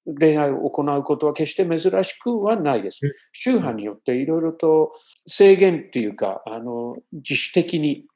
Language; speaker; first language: Japanese; non-native, fluent; English